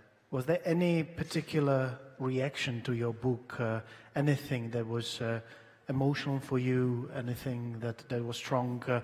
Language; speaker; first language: English; non-native, fluent; Czech